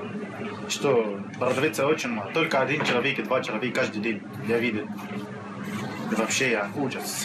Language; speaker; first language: Russian; non-native, learner; Arabic